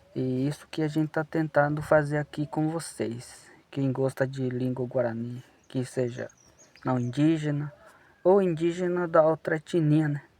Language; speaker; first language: Portuguese; non-native, local second language; Guarani